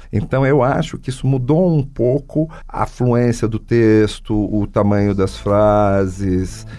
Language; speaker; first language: Portuguese; native; Portuguese